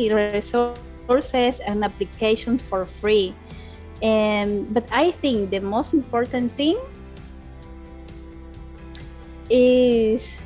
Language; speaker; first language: English; non-native, learner; Spanish